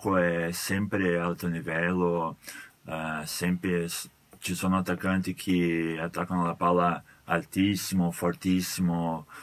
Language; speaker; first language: Italian; non-native, fluent; Portuguese